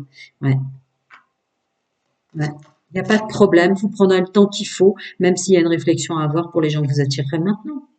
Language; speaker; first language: French; native; French